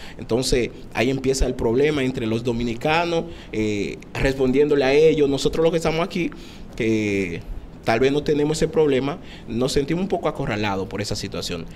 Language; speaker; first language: Spanish; non-native, fluent; Haitian Creole